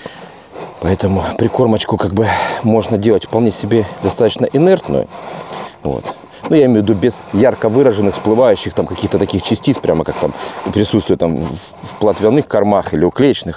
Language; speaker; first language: Russian; native; Russian